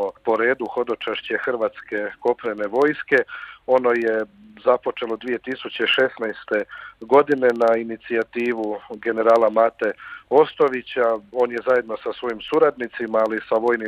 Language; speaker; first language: Croatian; native; Croatian